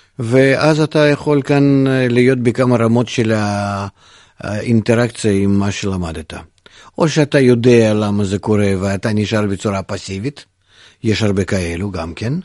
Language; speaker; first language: Hebrew; non-native, fluent; Russian